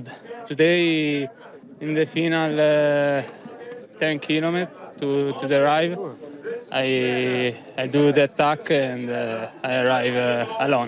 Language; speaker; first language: English; non-native, learner; Italian